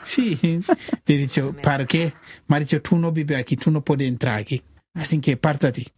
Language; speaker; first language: Catalan; non-native, learner; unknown